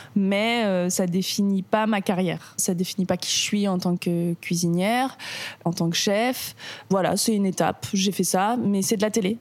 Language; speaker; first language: French; native; French